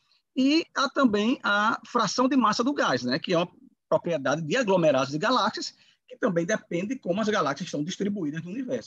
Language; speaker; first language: Portuguese; native; Portuguese